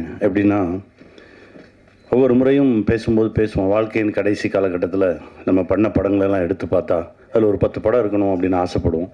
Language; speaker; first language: Tamil; native; Tamil